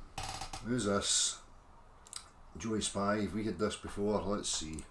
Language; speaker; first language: English; native; English